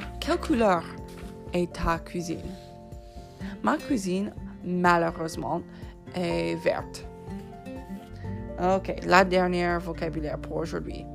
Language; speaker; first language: French; non-native, fluent; English